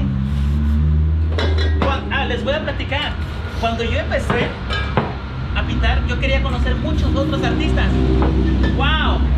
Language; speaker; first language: Spanish; native; Spanish